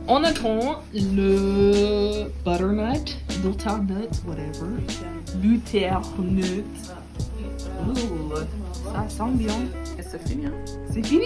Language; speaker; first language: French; non-native, learner; English